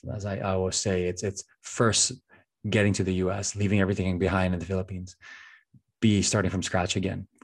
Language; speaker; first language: English; non-native, local second language; Filipino